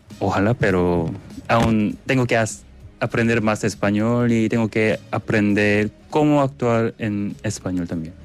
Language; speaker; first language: Spanish; non-native, learner; Korean